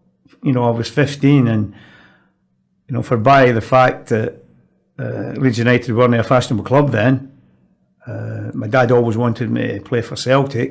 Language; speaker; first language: English; native; English